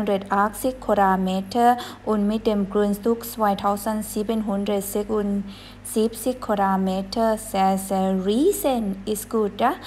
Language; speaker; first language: German; non-native, fluent; Thai